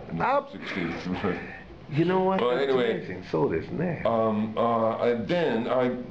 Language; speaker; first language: English; non-native, fluent; Japanese